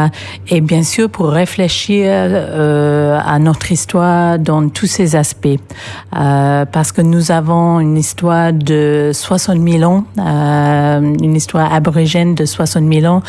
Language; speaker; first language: French; non-native, fluent; English